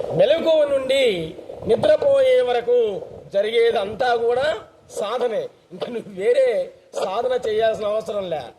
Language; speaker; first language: Telugu; native; Telugu